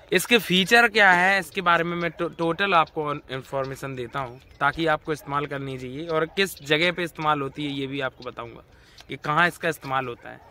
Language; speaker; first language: Hindi; native; Hindi